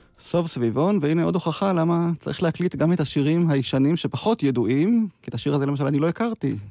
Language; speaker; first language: Hebrew; native; Hebrew